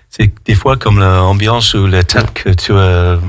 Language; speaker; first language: French; non-native, fluent; English